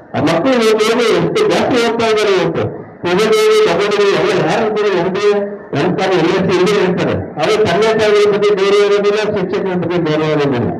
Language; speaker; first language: Kannada; non-native, local second language; Urdu